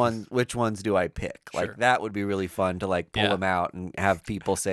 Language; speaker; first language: English; native; English